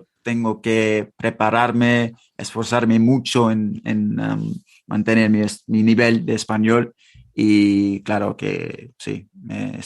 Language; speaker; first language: Spanish; non-native, fluent; English